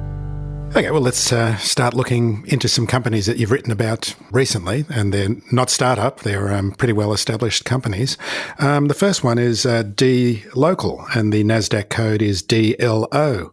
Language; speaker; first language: English; native; English